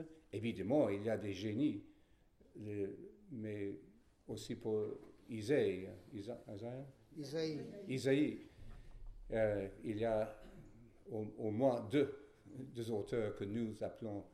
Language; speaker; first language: French; non-native, fluent; English